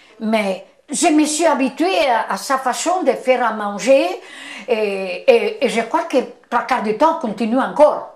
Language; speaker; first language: French; non-native, fluent; Italian